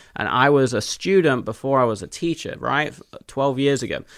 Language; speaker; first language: English; native; English